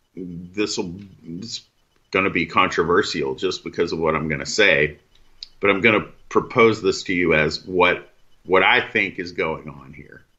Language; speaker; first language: English; native; English